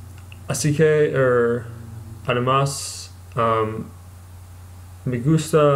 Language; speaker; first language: Spanish; non-native, learner; English